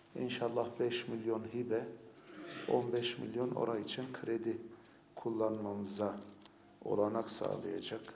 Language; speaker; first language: Turkish; native; Turkish